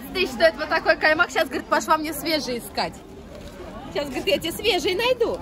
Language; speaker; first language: Russian; native; Russian